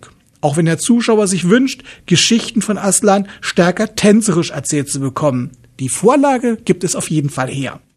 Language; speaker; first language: German; native; German